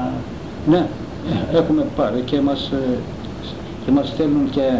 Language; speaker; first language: Greek; non-native, local second language; Turkish